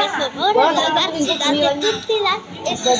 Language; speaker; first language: Italian; non-native, learner; Filipino